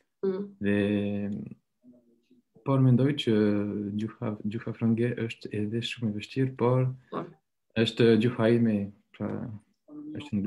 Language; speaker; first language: Albanian; non-native, learner; French